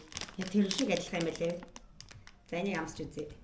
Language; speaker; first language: Mongolian; native; Mongolian